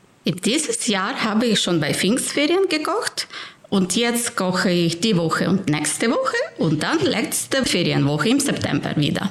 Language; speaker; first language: German; non-native, fluent; Ukrainian